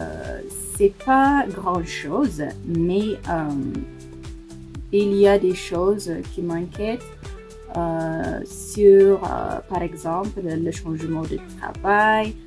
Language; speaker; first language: French; non-native, fluent; Amharic